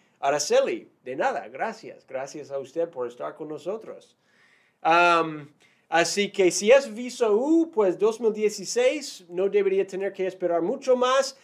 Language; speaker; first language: Spanish; non-native, fluent; English